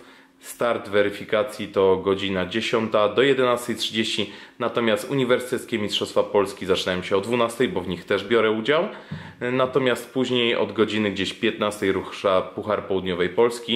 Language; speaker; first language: Polish; native; Polish